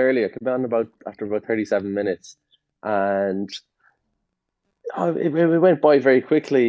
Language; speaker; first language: English; native; English